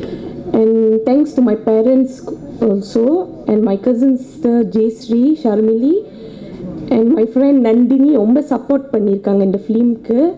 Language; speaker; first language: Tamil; non-native, learner; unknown